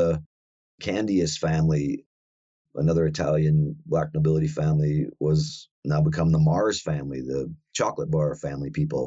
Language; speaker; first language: English; native; English